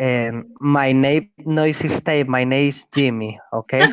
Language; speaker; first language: English; non-native, learner; Spanish